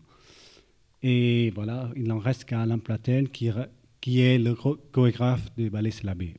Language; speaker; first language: French; non-native, fluent; Vietnamese